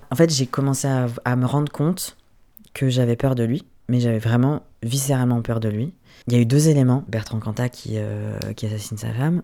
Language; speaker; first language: French; native; French